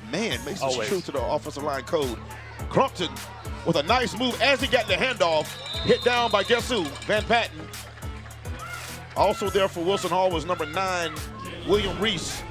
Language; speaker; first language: English; native; English